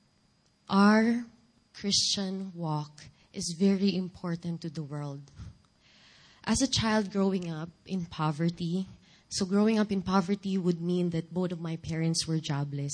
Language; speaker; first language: English; non-native, local second language; Filipino